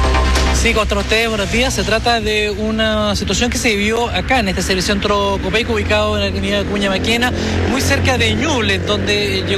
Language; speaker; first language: Spanish; native; Spanish